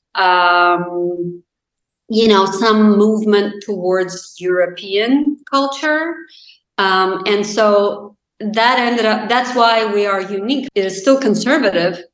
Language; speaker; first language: English; non-native, fluent; Azerbaijani